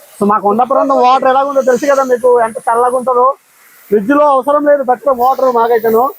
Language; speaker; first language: Telugu; non-native, local second language; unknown